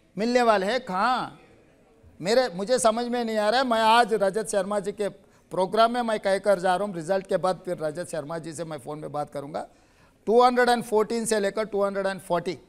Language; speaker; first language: Hindi; non-native, local second language; Telugu